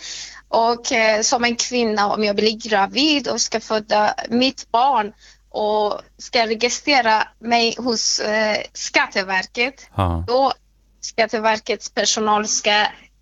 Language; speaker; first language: Swedish; non-native, fluent; Persian